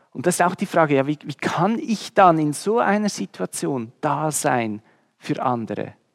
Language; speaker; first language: German; native; German